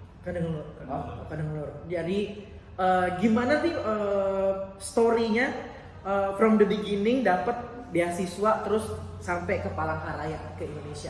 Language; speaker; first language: Indonesian; native; Indonesian